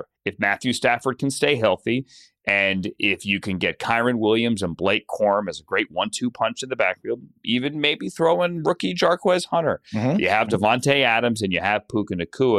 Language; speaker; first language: English; native; English